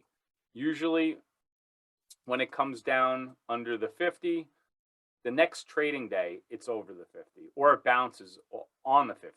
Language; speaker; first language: English; native; English